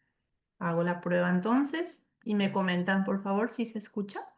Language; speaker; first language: Spanish; native; Spanish